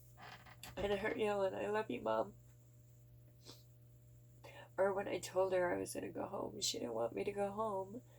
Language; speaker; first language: English; native; English